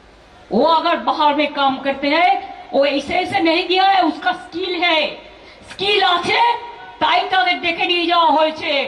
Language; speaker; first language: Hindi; non-native, local second language; Bangla